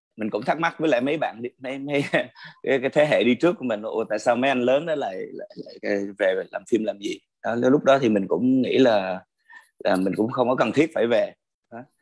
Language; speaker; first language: Vietnamese; early bilingual, heritage; Vietnamese